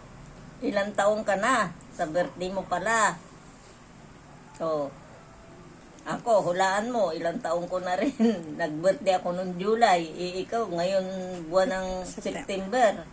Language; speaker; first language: Filipino; native; Filipino